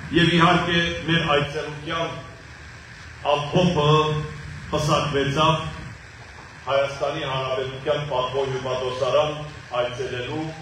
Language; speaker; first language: Armenian; native; Armenian